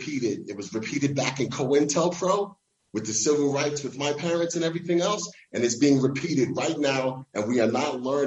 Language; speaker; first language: English; native; English